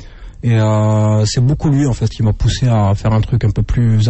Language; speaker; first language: French; native; French